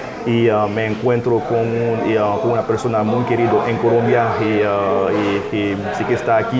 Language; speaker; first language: Spanish; non-native, fluent; Haitian Creole